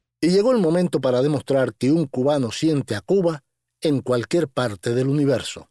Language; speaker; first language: Spanish; native; Spanish